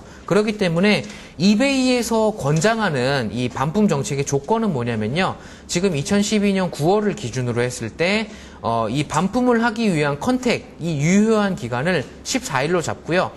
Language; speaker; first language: Korean; native; Korean